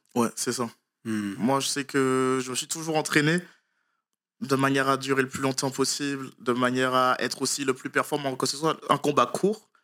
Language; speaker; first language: French; native; French